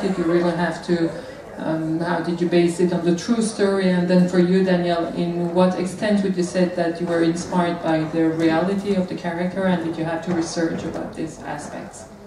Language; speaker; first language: English; non-native, fluent; French